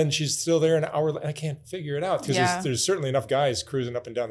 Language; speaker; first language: English; native; English